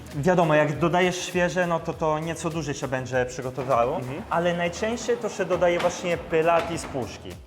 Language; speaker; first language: Polish; early bilingual, heritage; Italian